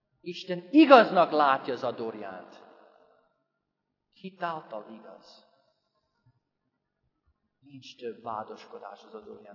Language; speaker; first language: Hungarian; non-native, fluent; English